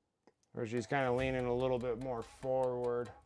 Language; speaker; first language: English; native; English